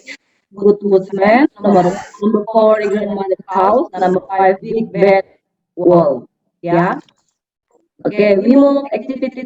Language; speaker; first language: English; non-native, learner; Indonesian